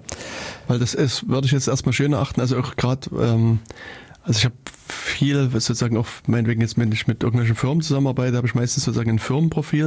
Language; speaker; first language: German; native; German